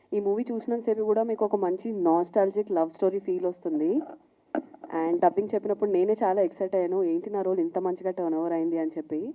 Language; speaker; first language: Telugu; non-native, learner; Hindi